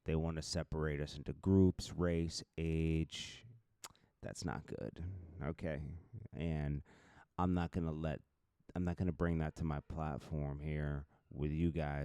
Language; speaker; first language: English; native; English